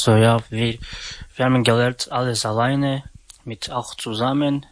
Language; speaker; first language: German; non-native, learner; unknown